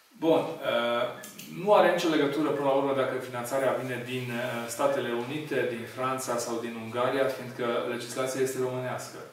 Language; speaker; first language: Romanian; non-native, local second language; Hungarian